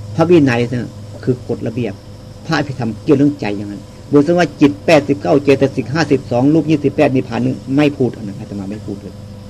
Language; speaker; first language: Thai; native; Thai